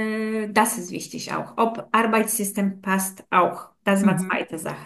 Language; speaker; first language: German; non-native, learner; Polish